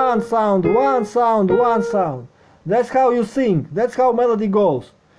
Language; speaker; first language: English; non-native, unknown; Russian